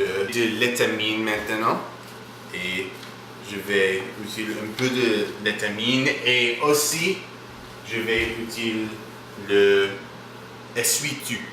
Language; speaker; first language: French; non-native, learner; English